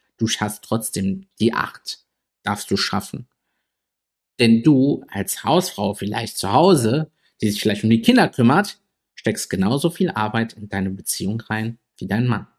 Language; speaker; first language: German; native; German